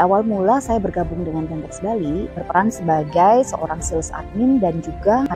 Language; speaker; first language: Indonesian; native; Indonesian